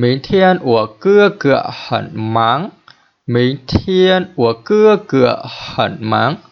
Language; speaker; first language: Chinese; non-native, fluent; Vietnamese